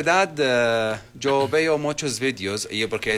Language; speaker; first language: Spanish; non-native, learner; Arabic